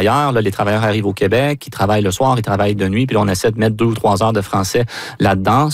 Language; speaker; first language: French; native; French